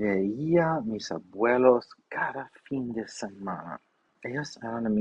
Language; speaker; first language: Spanish; non-native, learner; English